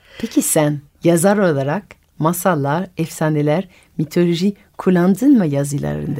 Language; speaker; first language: Turkish; non-native, fluent; French